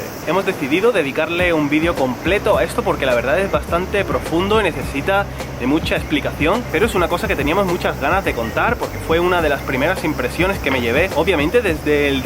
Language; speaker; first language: Spanish; native; Spanish